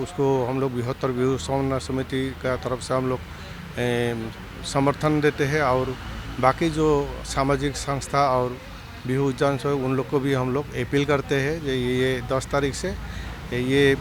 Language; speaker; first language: Hindi; non-native, local second language; Assamese